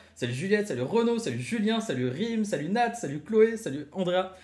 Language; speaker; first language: French; native; French